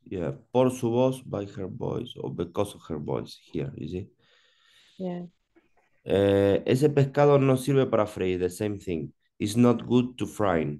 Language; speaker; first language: English; non-native, learner; Spanish